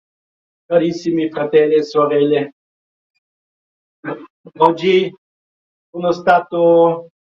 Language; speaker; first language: Italian; non-native, fluent; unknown